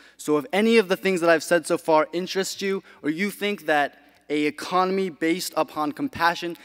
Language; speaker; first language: English; native; English